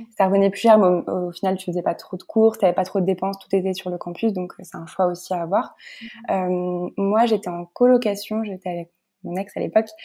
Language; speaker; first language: French; native; French